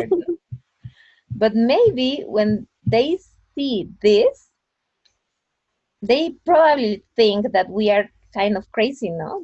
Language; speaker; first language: English; non-native, fluent; Spanish